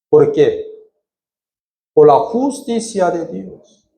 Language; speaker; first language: Spanish; non-native, fluent; Korean